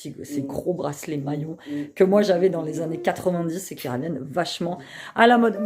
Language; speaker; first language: French; native; French